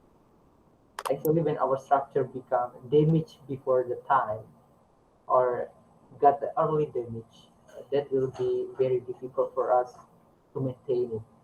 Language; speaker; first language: English; non-native, learner; Indonesian